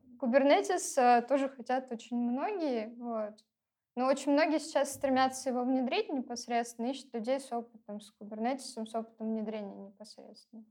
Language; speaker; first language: Russian; native; Russian